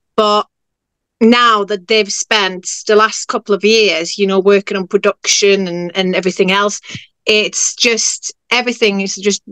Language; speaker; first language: English; non-native, fluent; Norwegian